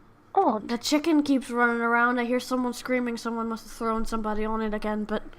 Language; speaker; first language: English; native; English